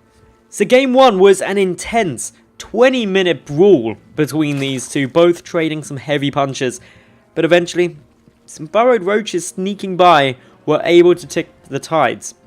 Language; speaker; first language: English; native; English